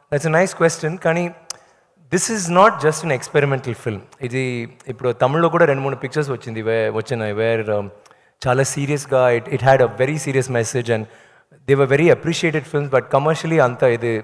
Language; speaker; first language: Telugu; non-native, learner; Tamil